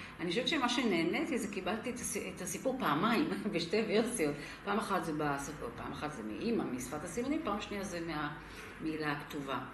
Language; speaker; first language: Hebrew; non-native, local second language; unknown